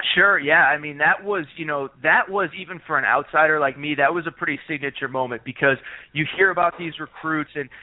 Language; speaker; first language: English; native; English